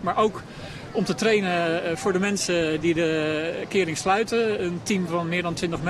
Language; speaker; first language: Dutch; native; Dutch